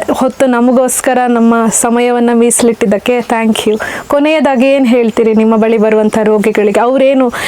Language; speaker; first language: Kannada; native; Kannada